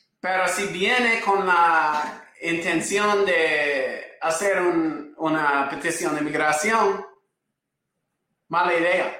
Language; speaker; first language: Spanish; non-native, fluent; English